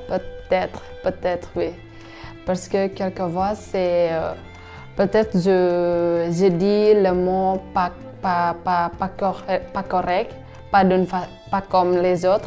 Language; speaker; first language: French; non-native, learner; Indonesian